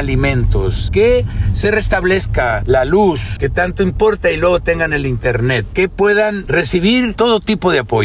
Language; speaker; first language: Spanish; native; Spanish